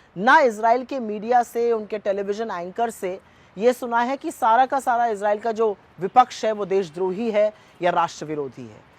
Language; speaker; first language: Hindi; native; Hindi